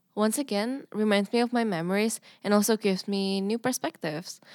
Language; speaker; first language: English; non-native, fluent; Indonesian